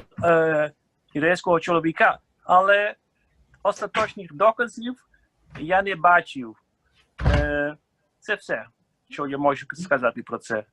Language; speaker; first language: Ukrainian; non-native, fluent; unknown